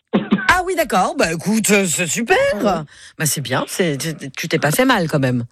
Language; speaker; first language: French; native; French